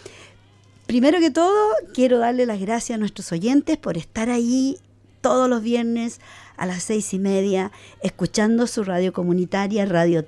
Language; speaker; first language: Spanish; native; Spanish